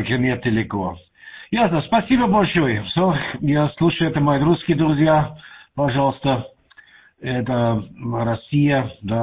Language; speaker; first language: Russian; non-native, learner; German